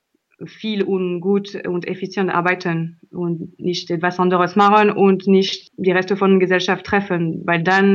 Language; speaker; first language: German; non-native, learner; French